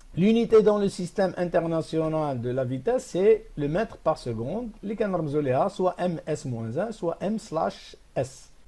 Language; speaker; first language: French; non-native, local second language; Arabic